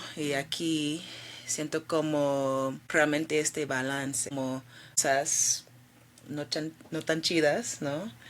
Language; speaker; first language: Spanish; early bilingual, heritage; Spanish